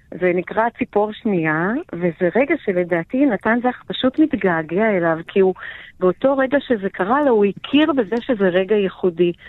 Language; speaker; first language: Hebrew; native; Hebrew